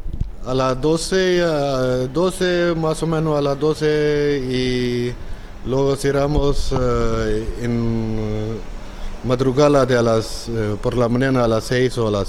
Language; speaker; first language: Spanish; non-native, learner; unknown